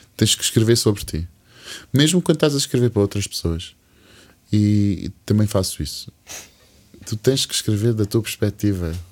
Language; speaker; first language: Portuguese; early bilingual, other home language; English